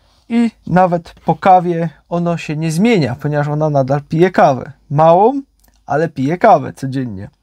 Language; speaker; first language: Polish; native; Polish